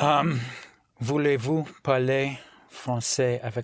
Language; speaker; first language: French; non-native, learner; English